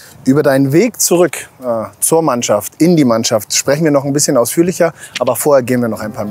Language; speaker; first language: German; native; German